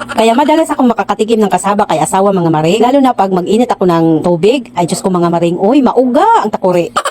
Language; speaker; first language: Filipino; non-native, local second language; Cebuano